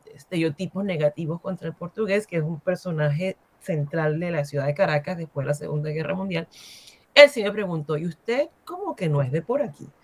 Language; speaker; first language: Spanish; native; Spanish